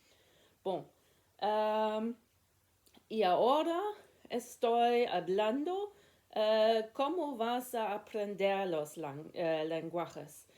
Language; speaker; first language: Spanish; non-native, learner; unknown